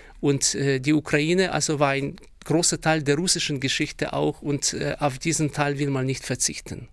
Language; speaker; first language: German; non-native, fluent; Ukrainian